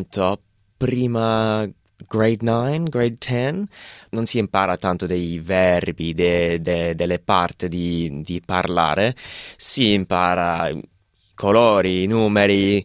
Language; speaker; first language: Italian; non-native, fluent; English